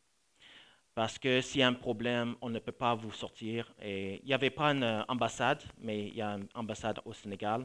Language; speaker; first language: French; non-native, fluent; English